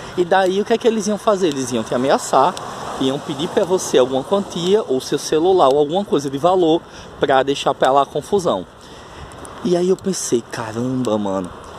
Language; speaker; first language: Portuguese; native; Portuguese